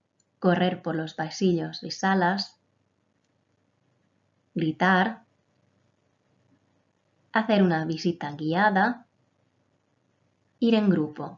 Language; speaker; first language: Spanish; non-native, fluent; Croatian